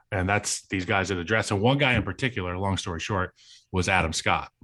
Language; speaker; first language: English; native; English